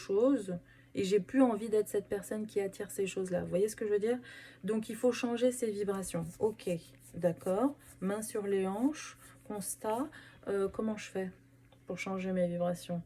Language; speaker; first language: French; native; French